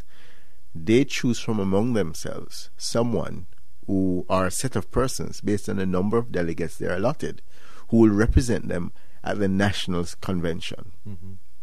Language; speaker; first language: English; non-native, local second language; Jamaican Creole English